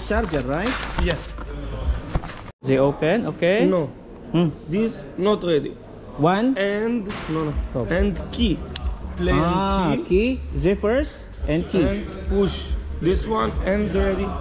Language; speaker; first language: English; non-native, learner; Hebrew